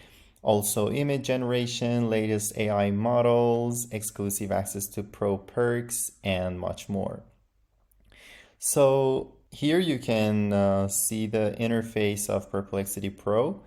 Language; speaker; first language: English; non-native, fluent; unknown